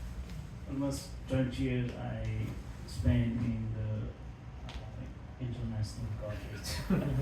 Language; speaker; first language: English; non-native, learner; Nepali